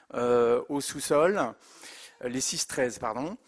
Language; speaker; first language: French; native; French